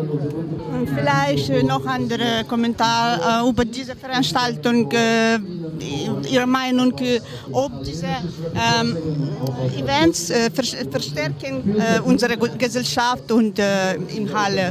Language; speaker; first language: German; non-native, fluent; Ukrainian